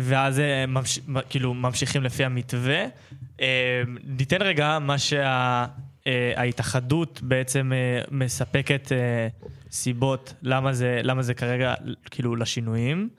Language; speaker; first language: Hebrew; native; Hebrew